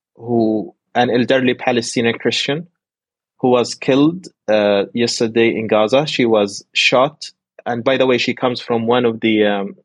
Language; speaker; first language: English; non-native, fluent; Arabic